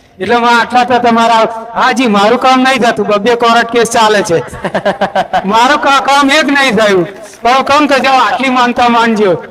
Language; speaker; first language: Gujarati; native; Gujarati